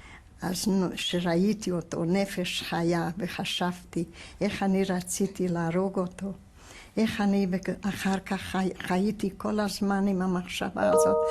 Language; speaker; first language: Hebrew; non-native, fluent; Hungarian